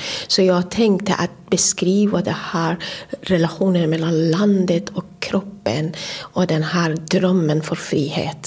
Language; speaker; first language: Swedish; non-native, fluent; Kurdish